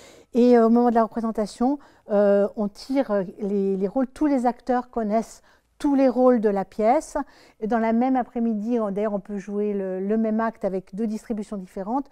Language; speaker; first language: French; native; French